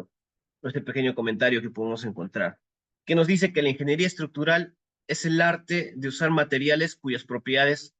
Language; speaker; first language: Spanish; native; Spanish